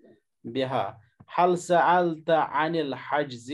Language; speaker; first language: Arabic; non-native, fluent; Urdu